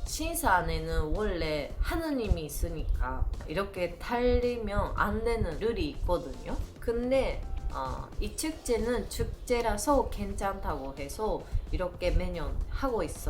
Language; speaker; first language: Korean; non-native, learner; Japanese